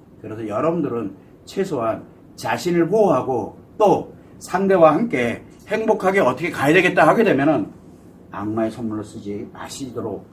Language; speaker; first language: Korean; native; Korean